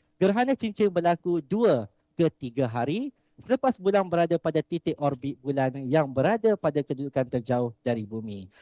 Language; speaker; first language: Malay; native; Malay